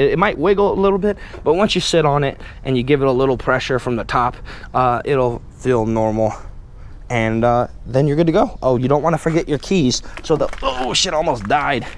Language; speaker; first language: English; native; English